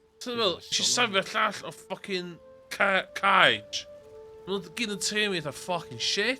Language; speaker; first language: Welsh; non-native, learner; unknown